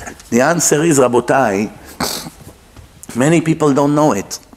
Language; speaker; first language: English; non-native, fluent; Hebrew